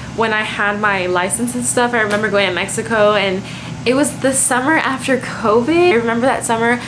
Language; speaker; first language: English; early bilingual, other home language; Spanish